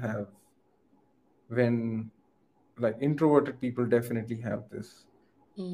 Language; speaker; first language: English; non-native, local second language; Hindi